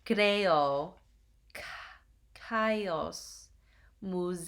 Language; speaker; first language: Spanish; non-native, learner; English